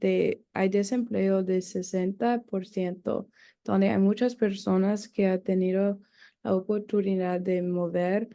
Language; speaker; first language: Spanish; non-native, learner; English